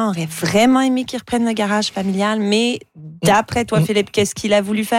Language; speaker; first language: French; native; French